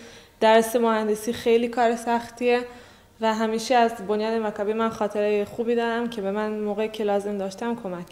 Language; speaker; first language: Persian; early bilingual, heritage; Persian